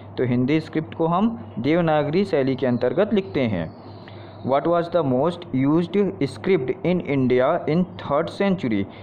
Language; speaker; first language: Hindi; native; Hindi